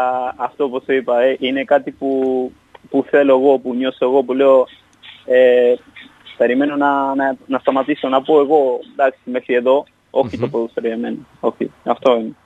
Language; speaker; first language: Greek; non-native, fluent; Spanish